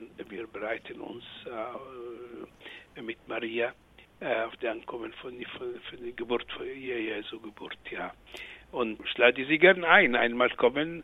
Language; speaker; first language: German; non-native, fluent; Arabic